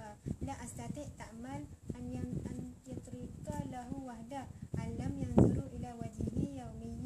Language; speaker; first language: Arabic; non-native, learner; Malay